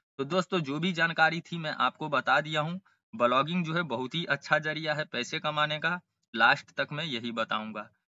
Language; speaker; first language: Hindi; native; Hindi